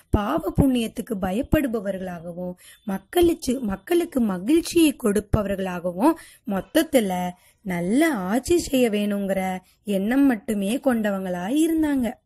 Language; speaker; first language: Tamil; native; Tamil